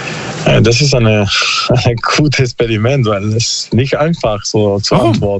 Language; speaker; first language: German; non-native, learner; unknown